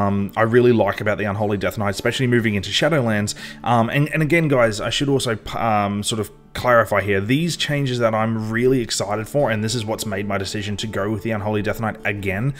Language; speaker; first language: English; native; English